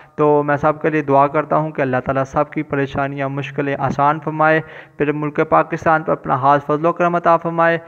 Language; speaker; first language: Urdu; non-native, local second language; Punjabi